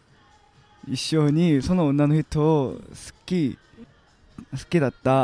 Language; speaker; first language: Japanese; non-native, learner; Korean